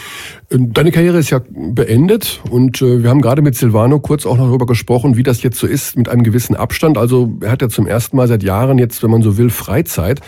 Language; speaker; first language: German; native; German